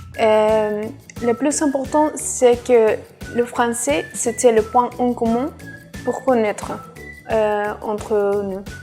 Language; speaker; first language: French; non-native, learner; Spanish